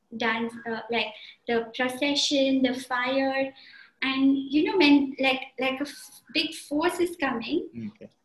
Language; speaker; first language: English; non-native, local second language; Marathi